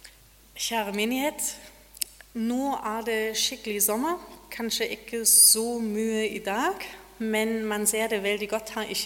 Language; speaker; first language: Norwegian; non-native, fluent; German